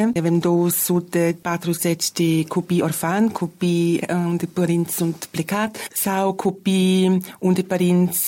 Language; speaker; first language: Romanian; non-native, learner; German